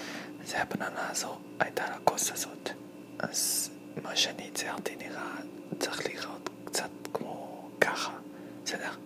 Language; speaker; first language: Hebrew; non-native, fluent; English